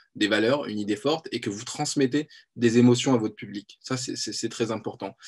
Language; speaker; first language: French; native; French